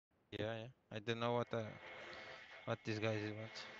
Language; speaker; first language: English; non-native, fluent; Portuguese